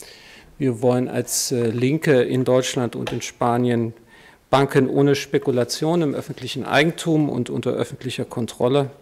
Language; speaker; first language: German; native; German